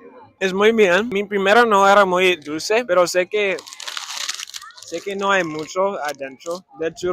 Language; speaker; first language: Spanish; non-native, learner; English